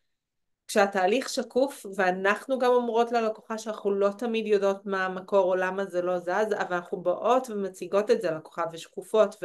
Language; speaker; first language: Hebrew; native; Hebrew